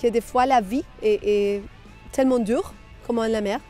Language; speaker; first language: French; non-native, fluent; Spanish